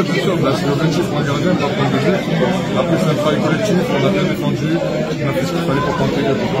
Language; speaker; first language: French; native; French